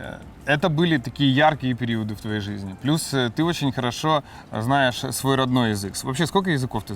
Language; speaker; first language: Russian; native; Russian